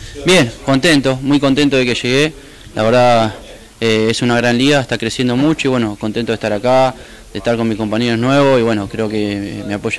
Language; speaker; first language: Spanish; native; Spanish